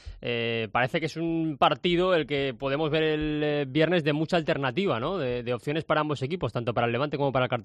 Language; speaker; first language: Spanish; native; Spanish